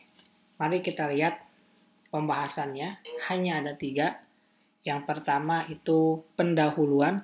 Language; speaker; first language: Indonesian; native; Indonesian